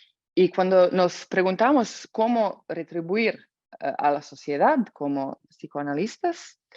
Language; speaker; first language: Spanish; non-native, fluent; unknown